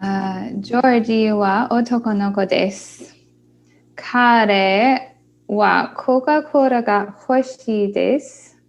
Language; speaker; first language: Japanese; non-native, learner; English